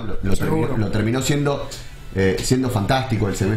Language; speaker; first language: Spanish; native; Spanish